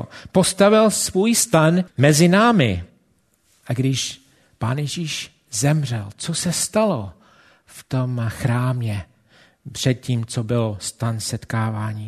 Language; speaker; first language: Czech; non-native, fluent; English